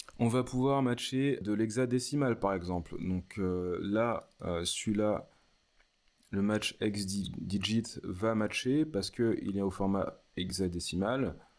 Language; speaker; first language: French; native; French